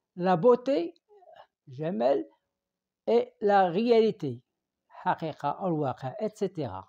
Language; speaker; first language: French; non-native, local second language; Arabic